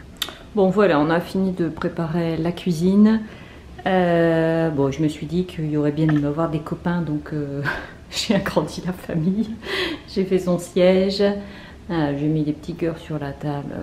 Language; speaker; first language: French; native; French